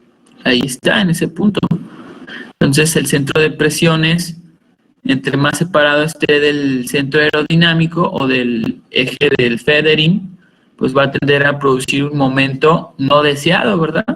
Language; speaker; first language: Spanish; native; Spanish